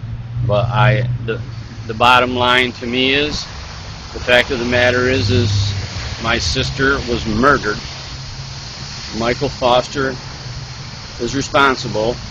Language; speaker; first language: English; native; English